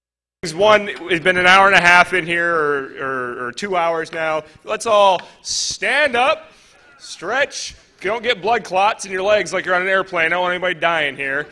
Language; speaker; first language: English; native; English